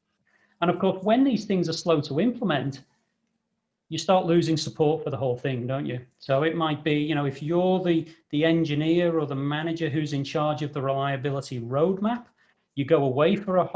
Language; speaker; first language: English; native; English